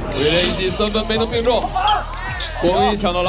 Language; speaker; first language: Chinese; native; Chinese